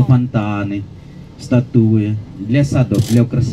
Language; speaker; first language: Russian; non-native, fluent; Balinese